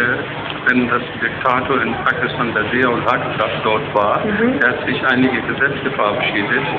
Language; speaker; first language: German; non-native, learner; Urdu